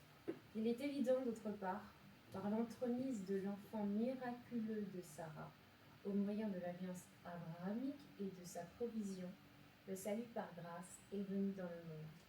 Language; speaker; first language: French; native; French